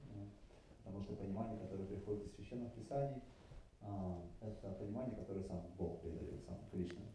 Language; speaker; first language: Russian; native; Russian